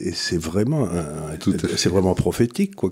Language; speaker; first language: French; native; French